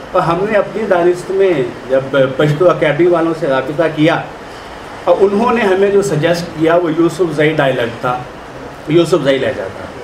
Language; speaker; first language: Urdu; non-native, local second language; Punjabi